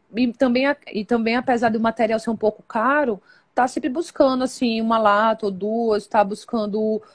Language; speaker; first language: Portuguese; native; Portuguese